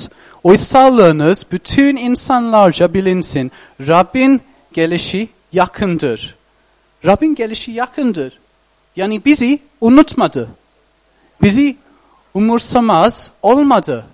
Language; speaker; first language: Turkish; non-native, fluent; English